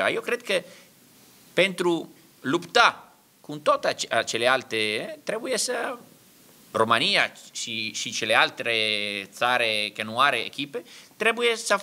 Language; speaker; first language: Romanian; non-native, learner; Italian